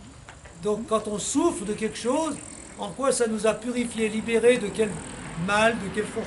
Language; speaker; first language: French; native; French